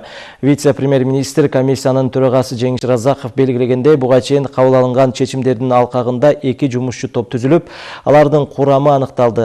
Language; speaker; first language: Kyrgyz; native; Kyrgyz